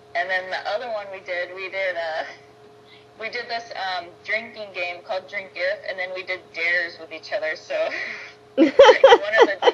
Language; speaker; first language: English; native; English